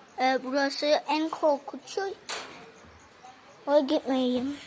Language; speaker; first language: Turkish; early bilingual, heritage; Turkish